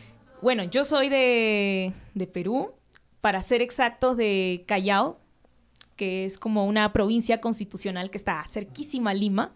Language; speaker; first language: Spanish; native; Spanish